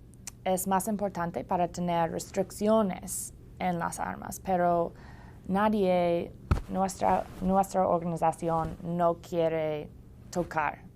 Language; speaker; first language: Spanish; non-native, learner; English